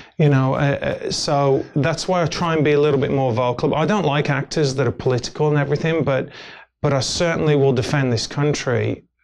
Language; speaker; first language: English; native; English